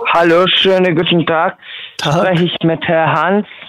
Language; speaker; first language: German; non-native, learner; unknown